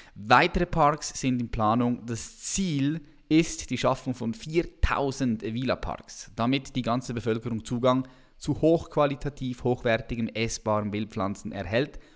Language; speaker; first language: German; native; German